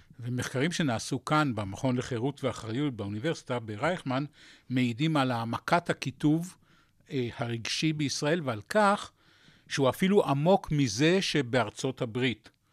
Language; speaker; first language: Hebrew; native; Hebrew